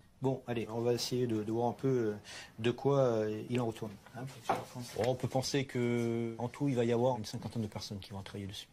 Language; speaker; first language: French; native; French